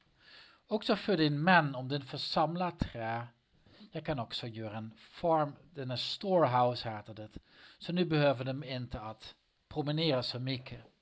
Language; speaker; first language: Swedish; non-native, learner; Dutch